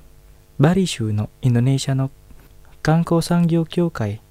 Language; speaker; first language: Japanese; non-native, fluent; Indonesian